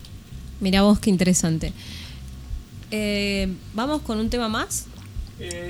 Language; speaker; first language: Spanish; native; Spanish